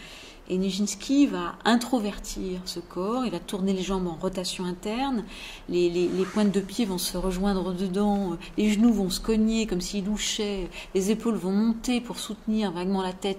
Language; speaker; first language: French; native; French